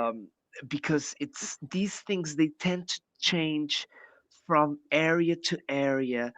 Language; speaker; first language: English; non-native, fluent; Portuguese